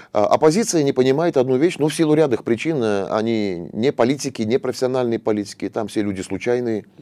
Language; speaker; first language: Russian; non-native, local second language; Armenian